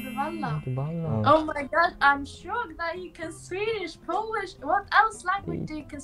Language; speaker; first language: English; non-native, learner; Polish